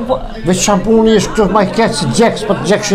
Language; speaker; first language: German; non-native, learner; Albanian